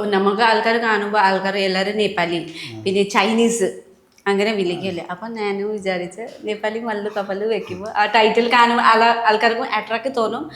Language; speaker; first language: Malayalam; non-native, learner; Nepali